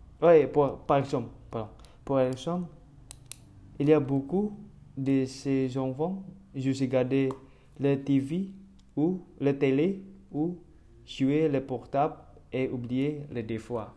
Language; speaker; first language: French; non-native, learner; Indonesian